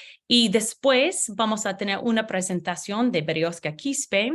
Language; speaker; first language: Spanish; non-native, learner; English